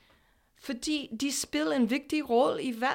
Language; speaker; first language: Danish; non-native, fluent; English